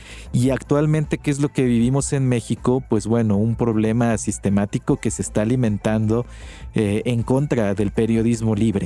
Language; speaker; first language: Spanish; native; Spanish